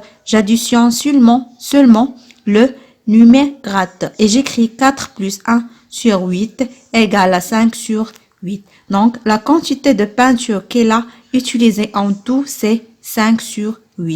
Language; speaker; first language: French; non-native, local second language; Arabic